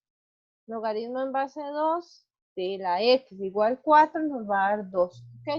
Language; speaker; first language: Spanish; native; Spanish